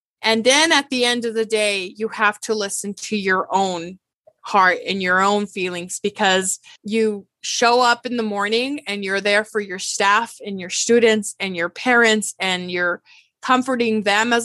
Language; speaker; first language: English; early bilingual, other home language; Spanish